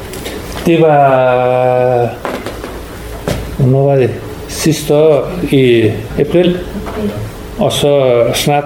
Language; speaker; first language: Danish; non-native, learner; Persian